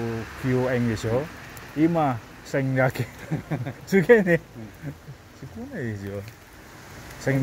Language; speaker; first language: Japanese; non-native, learner; Indonesian